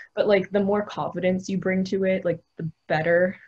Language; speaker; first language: English; native; English